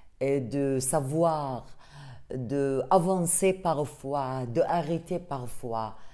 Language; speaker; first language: French; non-native, learner; Arabic